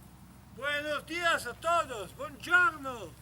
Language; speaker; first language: Spanish; non-native, learner; French